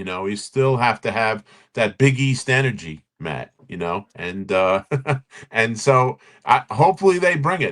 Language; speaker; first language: English; native; English